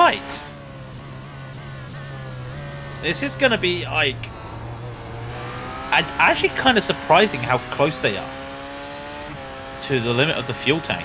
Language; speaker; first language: English; native; English